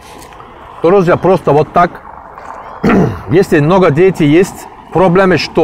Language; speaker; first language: Russian; non-native, learner; Turkish